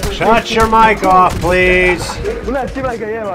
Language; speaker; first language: English; native; English